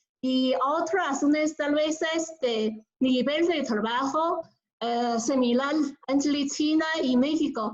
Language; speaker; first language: Spanish; non-native, learner; Chinese